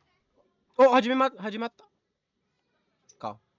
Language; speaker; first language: Japanese; non-native, learner; Filipino